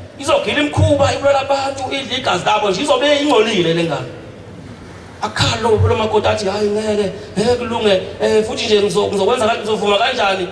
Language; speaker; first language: Zulu; native; Zulu